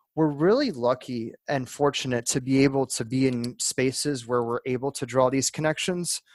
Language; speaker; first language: English; early bilingual, other home language; French